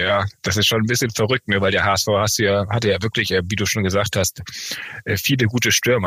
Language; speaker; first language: German; native; German